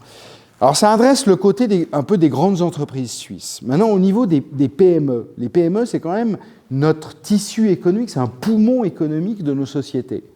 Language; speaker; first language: French; native; French